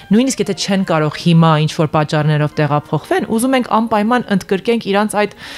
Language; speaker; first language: Armenian; early bilingual, heritage; Armenian